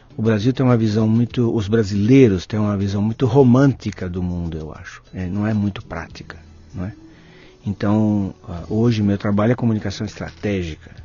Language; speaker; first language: Portuguese; native; Portuguese